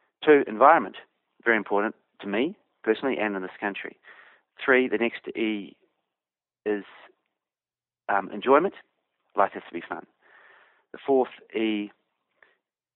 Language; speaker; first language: English; native; English